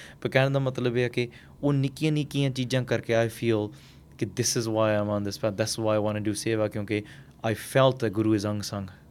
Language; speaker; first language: English; early bilingual, other home language; Punjabi